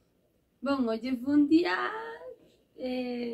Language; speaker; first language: Portuguese; non-native, fluent; Spanish